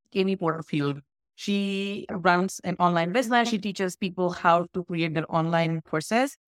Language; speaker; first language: English; non-native, local second language; Hindi